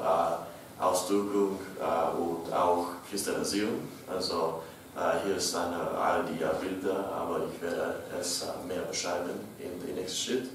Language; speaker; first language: German; non-native, learner; English